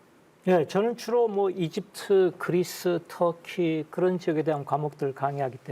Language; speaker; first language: Korean; native; Korean